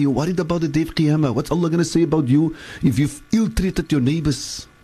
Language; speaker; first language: English; early bilingual, other home language; Afrikaans